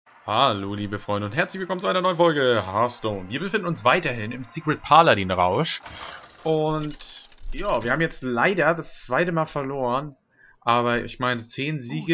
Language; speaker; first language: German; native; German